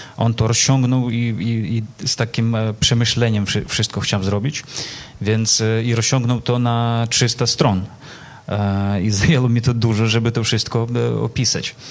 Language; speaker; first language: Polish; non-native, fluent; Ukrainian